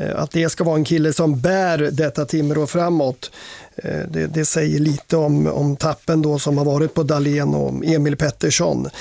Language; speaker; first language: Swedish; native; Swedish